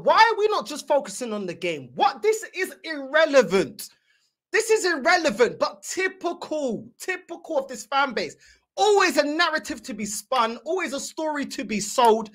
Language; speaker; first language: English; early bilingual, other home language; Portuguese